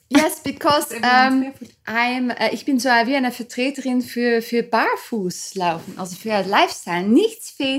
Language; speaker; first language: German; early bilingual, other home language; Dutch